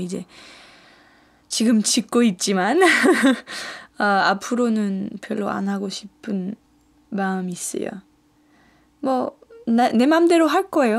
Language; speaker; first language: Korean; non-native, fluent; French